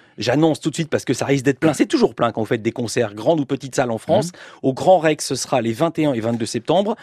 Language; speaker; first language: French; native; French